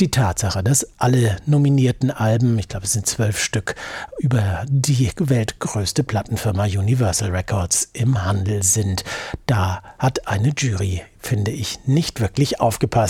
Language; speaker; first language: German; native; German